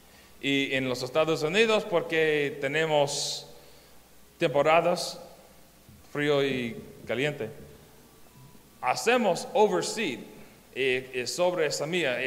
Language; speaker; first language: Spanish; non-native, learner; English